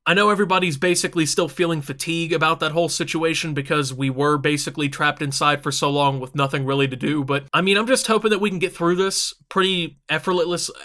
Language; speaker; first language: English; native; English